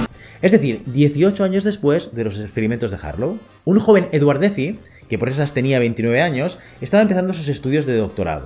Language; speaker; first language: Spanish; native; Spanish